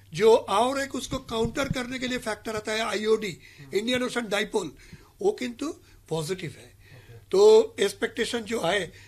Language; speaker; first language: Hindi; non-native, local second language; Marathi